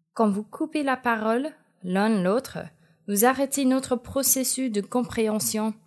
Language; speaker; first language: French; non-native, fluent; English